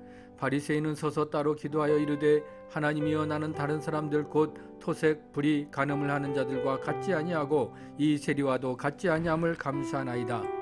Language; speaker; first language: Korean; native; Korean